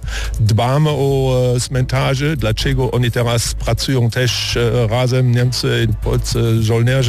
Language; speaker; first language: Polish; non-native, learner; German